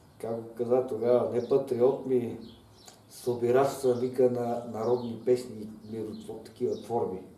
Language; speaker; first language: Bulgarian; native; Bulgarian